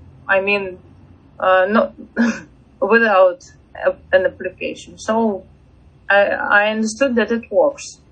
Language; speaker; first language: English; non-native, fluent; Russian